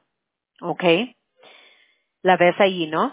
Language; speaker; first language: Spanish; early bilingual, heritage; English